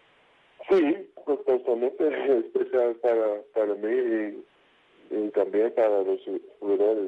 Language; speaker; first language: Spanish; non-native, fluent; English